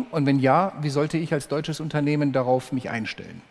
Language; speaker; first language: German; native; German